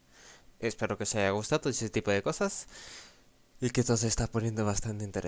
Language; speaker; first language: Spanish; native; Spanish